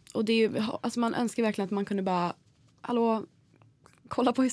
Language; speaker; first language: Swedish; native; Swedish